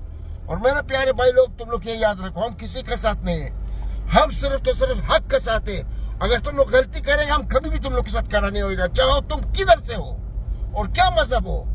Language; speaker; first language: Hindi; non-native, learner; Arabic